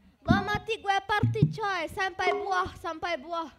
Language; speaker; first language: Indonesian; non-native, learner; German